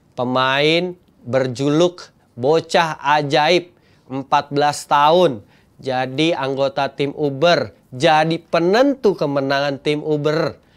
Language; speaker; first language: Indonesian; native; Indonesian